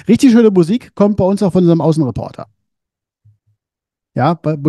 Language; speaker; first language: German; native; German